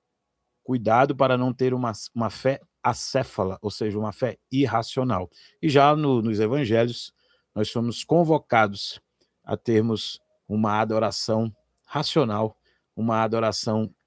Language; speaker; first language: Portuguese; native; Portuguese